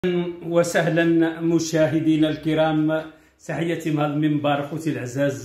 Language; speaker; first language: Arabic; native; Arabic